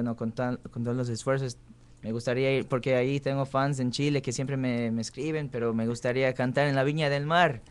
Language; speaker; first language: Spanish; early bilingual, heritage; Spanish